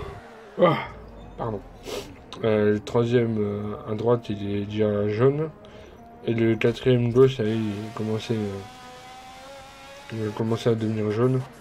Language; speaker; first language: French; native; French